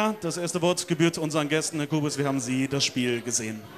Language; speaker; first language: German; native; German